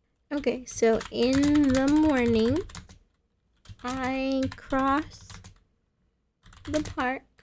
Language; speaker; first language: English; native; English